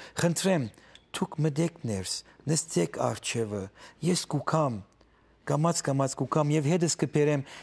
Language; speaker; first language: Armenian; early bilingual, heritage; Armenian